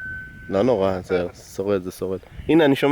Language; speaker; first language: Hebrew; native; Hebrew